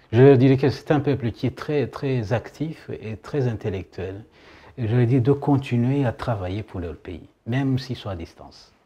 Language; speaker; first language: French; non-native, local second language; Kinyarwanda